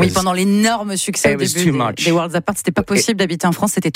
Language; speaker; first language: French; native; French